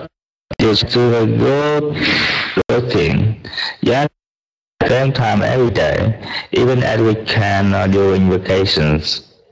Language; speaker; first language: English; non-native, learner; Vietnamese